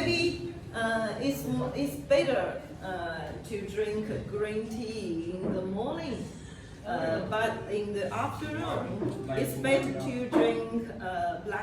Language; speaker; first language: English; non-native, learner; Chinese